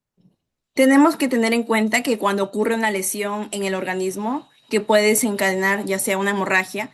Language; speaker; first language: Spanish; native; Spanish